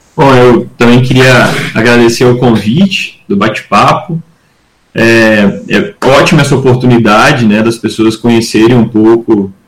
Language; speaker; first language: Portuguese; native; Portuguese